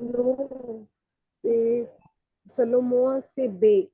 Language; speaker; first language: French; non-native, learner; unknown